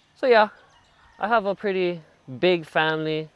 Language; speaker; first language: English; native; English